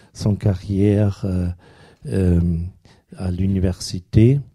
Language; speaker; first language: French; non-native, fluent; German